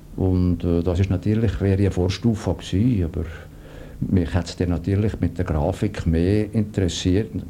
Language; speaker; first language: German; native; German